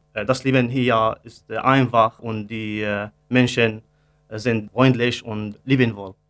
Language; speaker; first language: German; non-native, learner; Arabic